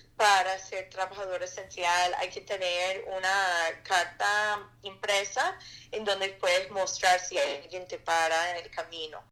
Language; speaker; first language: Spanish; non-native, fluent; English